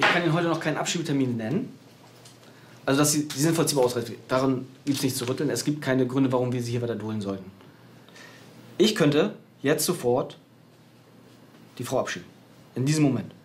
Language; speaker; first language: German; native; German